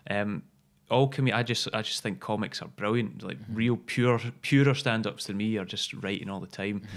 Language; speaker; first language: English; native; English